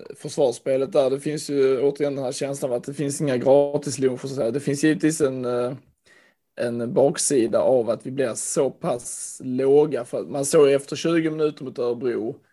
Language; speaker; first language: Swedish; native; Swedish